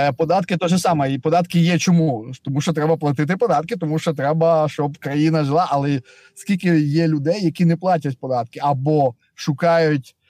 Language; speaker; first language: Ukrainian; native; Ukrainian